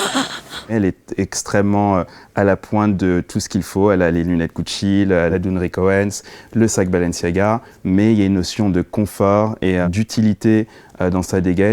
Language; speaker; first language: French; native; French